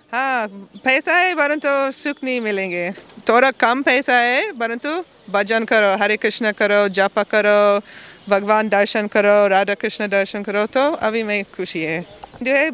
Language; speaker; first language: Hindi; non-native, learner; English